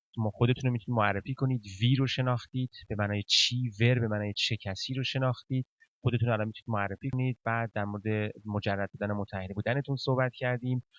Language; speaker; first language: Persian; native; Persian